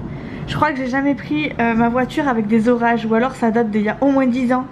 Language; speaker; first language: French; native; French